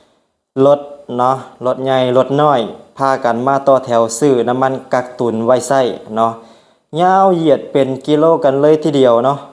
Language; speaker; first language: Thai; non-native, local second language; Northeastern Thai